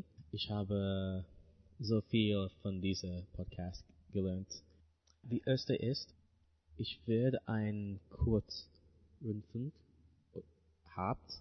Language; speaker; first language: German; non-native, learner; English